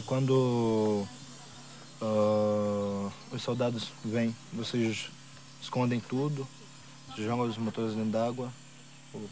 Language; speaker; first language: Portuguese; non-native, learner; French